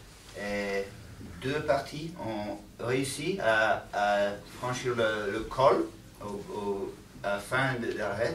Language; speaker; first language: French; non-native, learner; English